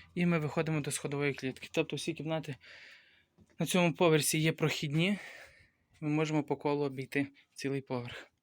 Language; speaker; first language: Ukrainian; native; Ukrainian